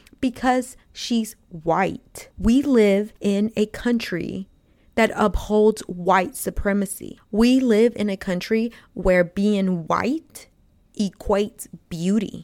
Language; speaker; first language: English; early bilingual, other home language; Spanish